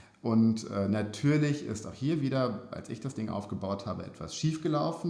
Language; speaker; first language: German; native; German